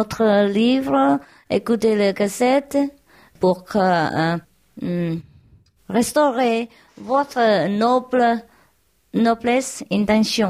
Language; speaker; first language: French; non-native, learner; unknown